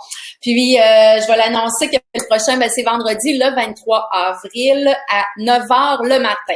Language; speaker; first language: French; native; French